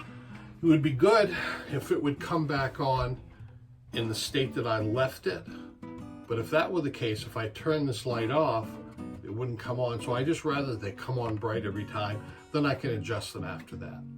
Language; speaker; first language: English; native; English